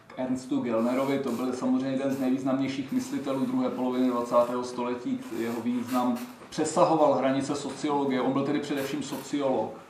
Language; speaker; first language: Czech; native; Czech